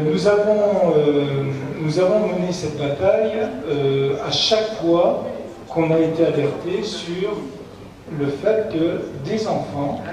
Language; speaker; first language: French; native; French